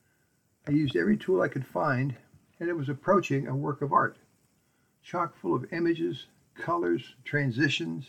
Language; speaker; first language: English; native; English